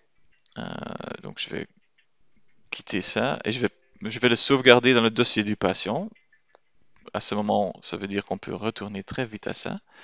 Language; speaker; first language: French; non-native, local second language; Dutch